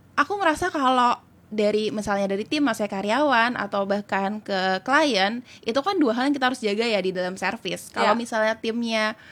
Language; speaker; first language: Indonesian; native; Indonesian